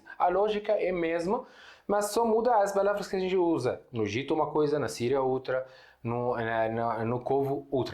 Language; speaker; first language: Portuguese; non-native, fluent; Arabic